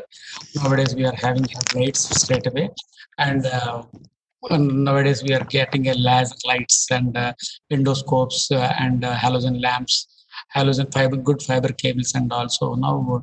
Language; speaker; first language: English; non-native, local second language; Telugu